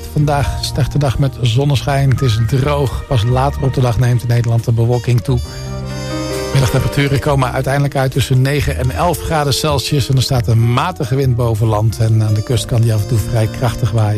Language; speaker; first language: Dutch; native; Dutch